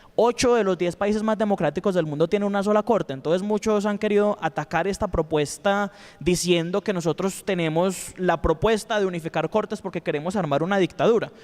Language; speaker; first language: Spanish; native; Spanish